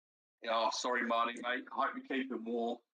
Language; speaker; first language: English; native; English